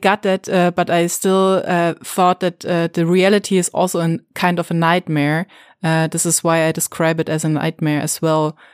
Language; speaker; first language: English; non-native, fluent; German